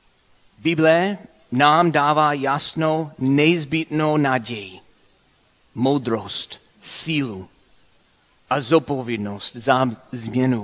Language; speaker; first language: Czech; non-native, fluent; English